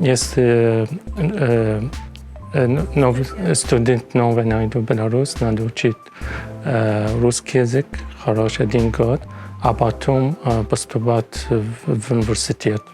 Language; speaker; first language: Russian; non-native, learner; Arabic